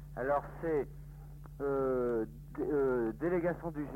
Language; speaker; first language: French; native; French